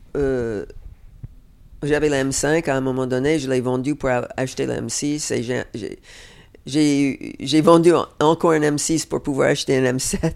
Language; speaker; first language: French; non-native, fluent; English